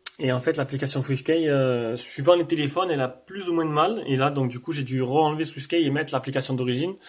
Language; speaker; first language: French; native; French